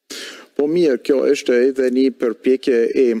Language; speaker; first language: Albanian; non-native, fluent; German